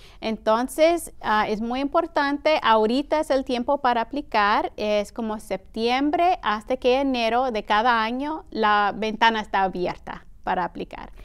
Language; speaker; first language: Spanish; early bilingual, heritage; Spanish